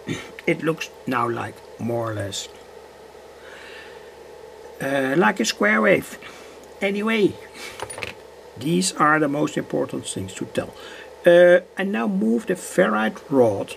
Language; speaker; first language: English; non-native, fluent; Dutch